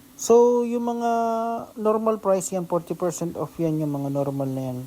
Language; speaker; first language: Filipino; native; Filipino